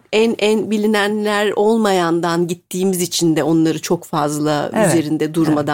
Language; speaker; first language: Turkish; native; Turkish